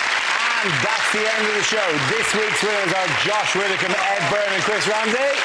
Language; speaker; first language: English; native; English